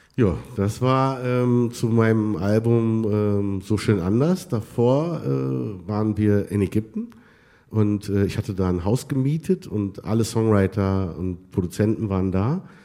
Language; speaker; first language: German; early bilingual, other home language; Arabic